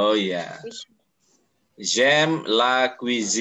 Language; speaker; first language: French; non-native, fluent; Indonesian